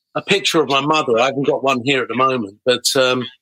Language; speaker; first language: English; native; English